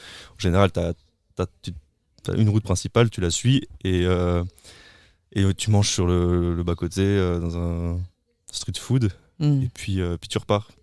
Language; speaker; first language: French; native; French